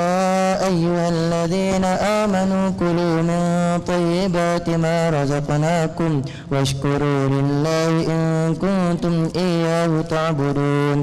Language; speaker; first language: Arabic; non-native, learner; Malay